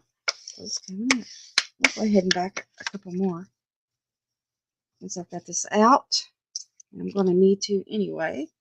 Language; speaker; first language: English; native; English